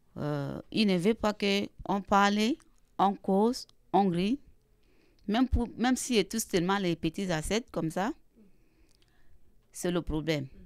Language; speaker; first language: French; non-native, learner; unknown